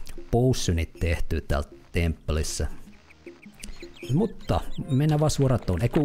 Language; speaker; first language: Finnish; native; Finnish